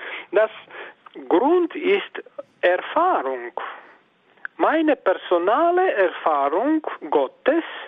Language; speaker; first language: German; non-native, fluent; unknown